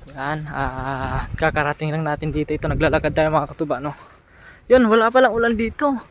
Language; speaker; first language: Filipino; non-native, local second language; Cebuano